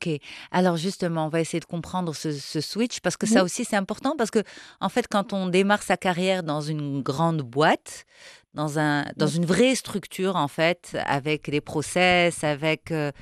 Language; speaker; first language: French; non-native, local second language; Arabic